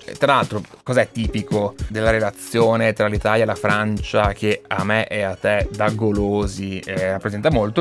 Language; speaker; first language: Italian; native; Italian